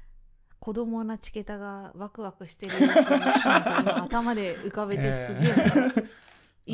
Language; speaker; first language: Japanese; native; Japanese